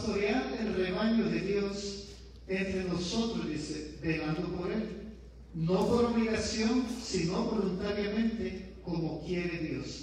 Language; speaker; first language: Spanish; native; Spanish